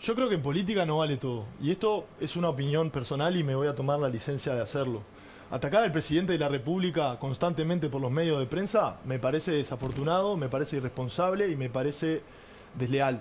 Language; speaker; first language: Spanish; native; Spanish